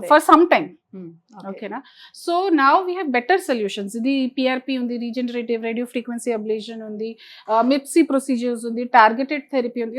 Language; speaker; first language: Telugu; non-native, fluent; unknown